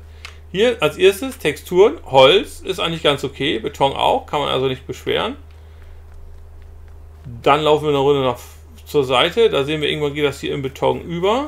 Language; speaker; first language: German; native; German